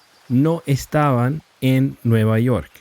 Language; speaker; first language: Spanish; non-native, fluent; English